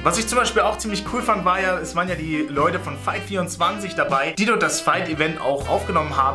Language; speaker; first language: German; native; German